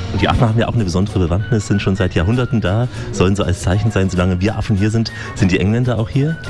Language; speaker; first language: German; native; German